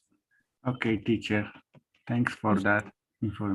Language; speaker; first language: English; non-native, learner; Spanish